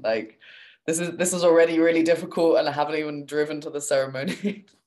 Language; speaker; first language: English; native; English